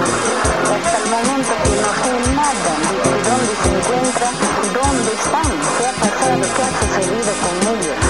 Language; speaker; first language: Spanish; non-native, local second language; Quechua